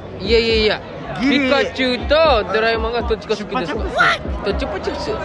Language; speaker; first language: Japanese; non-native, learner; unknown